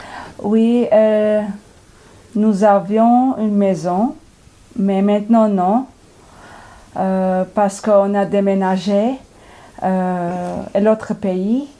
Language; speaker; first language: French; non-native, learner; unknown